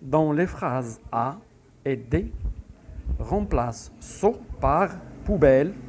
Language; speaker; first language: French; non-native, local second language; Arabic